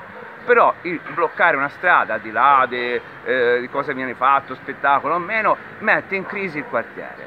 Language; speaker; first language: Italian; native; Italian